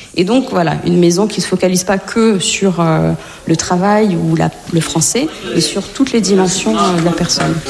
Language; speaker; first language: French; native; French